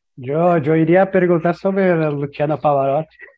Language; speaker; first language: Spanish; non-native, learner; Portuguese